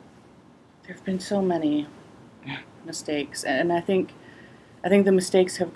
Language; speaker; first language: English; native; English